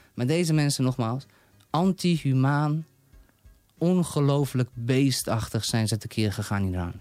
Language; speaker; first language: Dutch; non-native, fluent; Persian